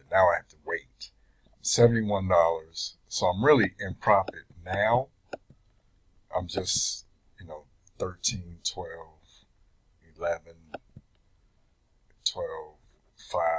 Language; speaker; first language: English; native; English